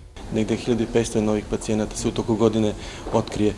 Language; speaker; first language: Serbian; native; Serbian